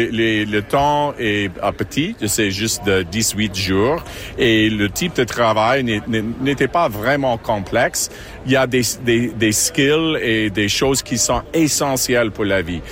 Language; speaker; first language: French; non-native, local second language; English